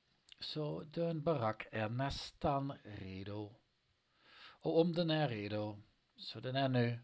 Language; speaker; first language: Swedish; non-native, learner; Dutch